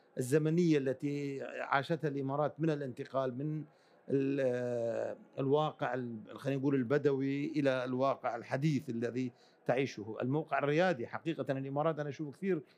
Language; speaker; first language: Arabic; early bilingual, other home language; Kurdish